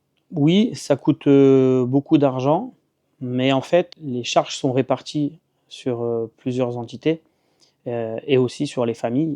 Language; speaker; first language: French; native; French